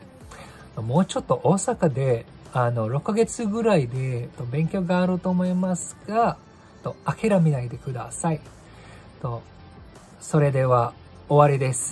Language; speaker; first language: Japanese; non-native, learner; Filipino